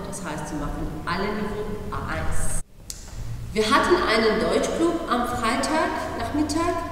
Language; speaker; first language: German; non-native, fluent; Arabic